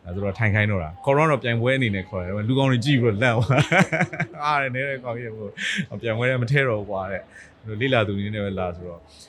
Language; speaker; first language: Burmese; native; Burmese